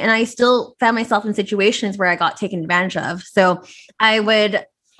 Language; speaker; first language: English; native; English